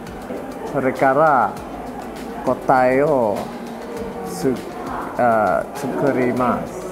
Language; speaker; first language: Japanese; non-native, learner; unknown